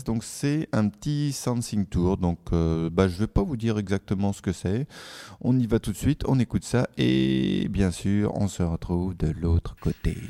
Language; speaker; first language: French; native; French